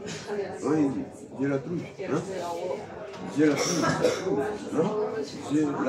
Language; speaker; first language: French; non-native, learner; Spanish